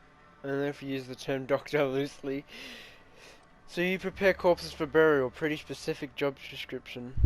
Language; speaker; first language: English; native; English